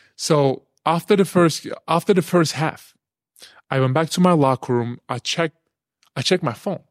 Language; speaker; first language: English; non-native, fluent; Turkish